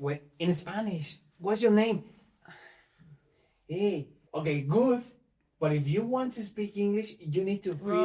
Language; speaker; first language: English; non-native, fluent; Spanish